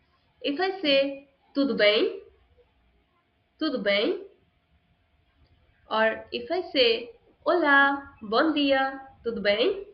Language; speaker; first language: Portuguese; non-native, fluent; Hindi